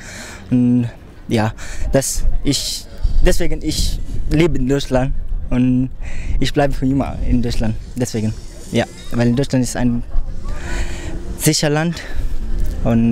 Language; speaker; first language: German; non-native, learner; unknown